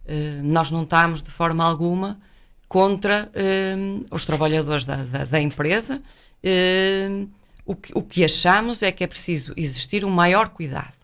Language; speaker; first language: Portuguese; native; Portuguese